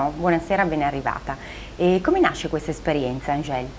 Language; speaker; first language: Italian; native; Italian